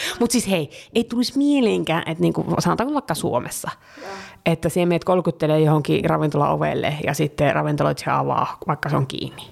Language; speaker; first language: Finnish; early bilingual, heritage; Finnish